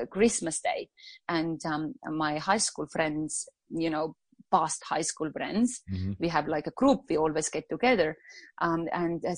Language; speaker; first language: English; non-native, fluent; Estonian